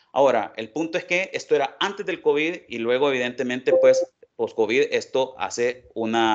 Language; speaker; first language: Spanish; native; Spanish